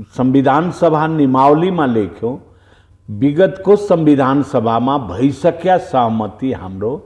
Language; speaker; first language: Nepali; non-native, local second language; Bhojpuri